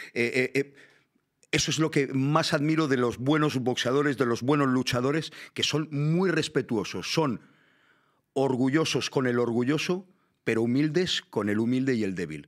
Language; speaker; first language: Spanish; native; Spanish